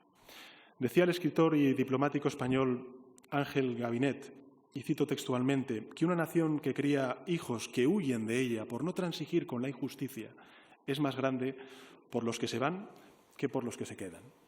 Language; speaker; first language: Spanish; native; Spanish